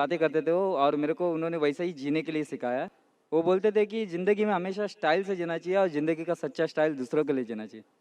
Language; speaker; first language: Hindi; non-native, local second language; Marathi